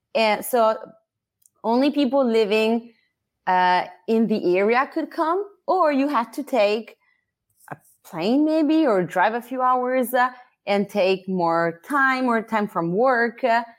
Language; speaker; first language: English; non-native, fluent; Italian